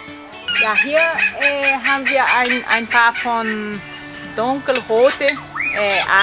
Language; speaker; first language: German; non-native, learner; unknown